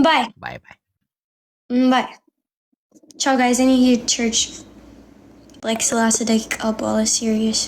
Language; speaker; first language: English; non-native, learner; Amharic